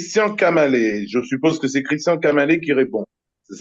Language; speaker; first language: French; native; French